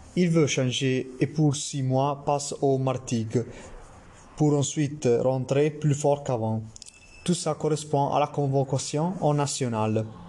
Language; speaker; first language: French; non-native, learner; Italian